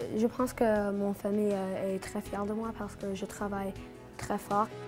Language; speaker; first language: French; non-native, local second language; English